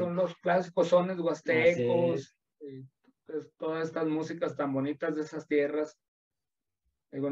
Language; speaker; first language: Spanish; native; Spanish